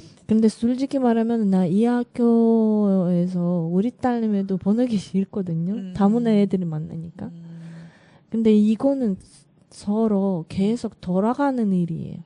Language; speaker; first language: Korean; non-native, learner; Russian